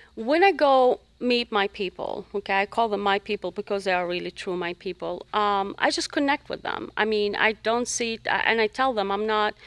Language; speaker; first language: English; non-native, fluent; Arabic